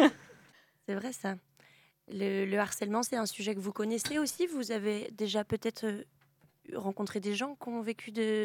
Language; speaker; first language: French; native; French